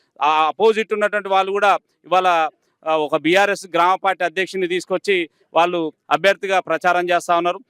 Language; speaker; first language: Telugu; native; Telugu